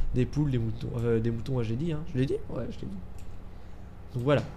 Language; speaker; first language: French; native; French